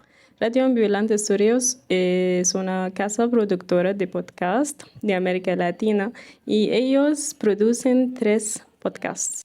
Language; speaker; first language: Spanish; non-native, fluent; Arabic